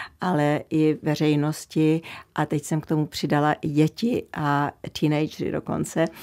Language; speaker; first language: Czech; early bilingual, heritage; Czech